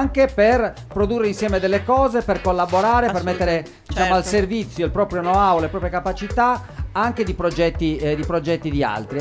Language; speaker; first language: Italian; native; Italian